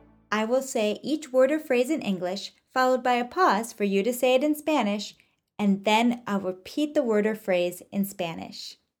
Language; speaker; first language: English; native; English